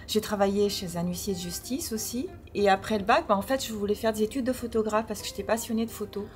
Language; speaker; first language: French; early bilingual, other home language; Portuguese